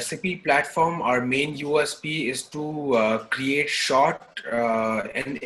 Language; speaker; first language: English; non-native, local second language; Hindi